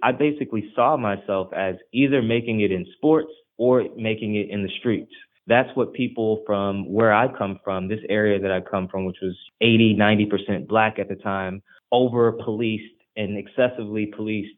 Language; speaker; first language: English; early bilingual, other home language; Haitian Creole